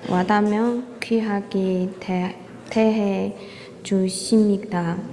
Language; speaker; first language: Korean; non-native, fluent; Chinese